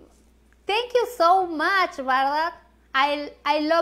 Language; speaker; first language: English; non-native, learner; Spanish